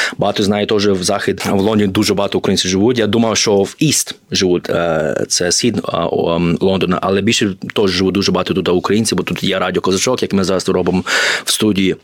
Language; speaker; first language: Ukrainian; early bilingual, heritage; Ukrainian